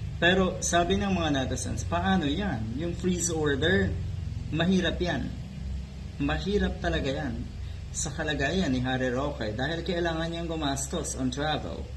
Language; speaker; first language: Filipino; native; Filipino